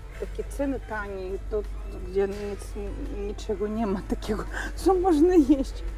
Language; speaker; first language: Polish; non-native, learner; Russian